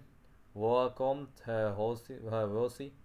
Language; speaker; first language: German; non-native, learner; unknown